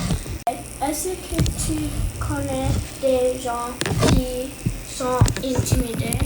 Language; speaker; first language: French; non-native, local second language; English